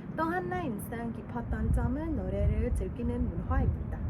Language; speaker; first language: Korean; non-native, fluent; Khmer